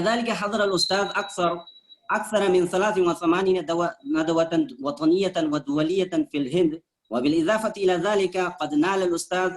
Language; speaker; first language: Arabic; non-native, fluent; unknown